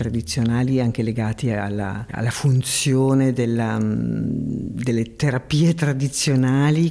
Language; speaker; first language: Italian; native; Italian